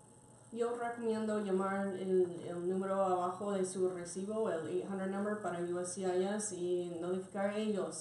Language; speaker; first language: Spanish; non-native, fluent; English